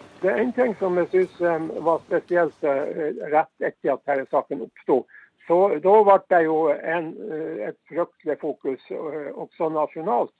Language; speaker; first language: Norwegian; native; Norwegian